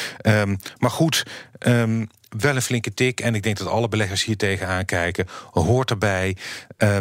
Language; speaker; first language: Dutch; native; Dutch